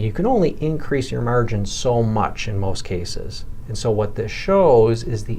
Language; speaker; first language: English; native; English